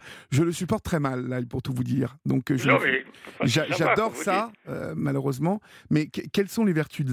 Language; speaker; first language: French; native; French